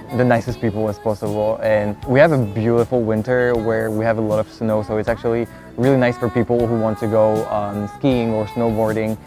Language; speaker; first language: English; non-native, fluent; French